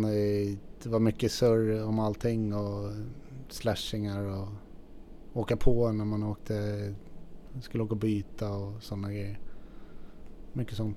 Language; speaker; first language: Swedish; native; Swedish